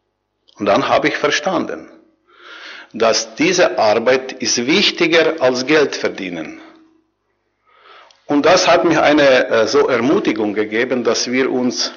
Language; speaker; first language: German; non-native, learner; Croatian